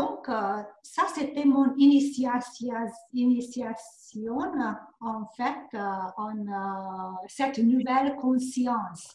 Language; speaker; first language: French; non-native, learner; Hungarian